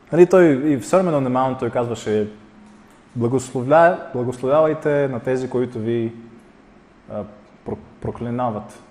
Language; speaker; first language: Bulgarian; non-native, fluent; Russian